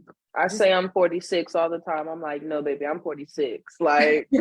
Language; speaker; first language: English; native; English